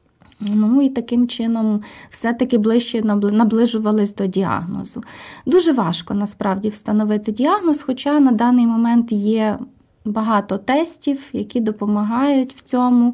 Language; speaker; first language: Ukrainian; native; Ukrainian